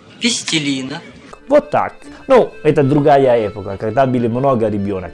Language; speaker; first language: Russian; non-native, learner; Italian